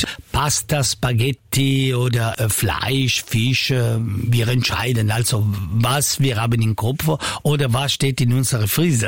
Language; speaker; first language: German; non-native, learner; Italian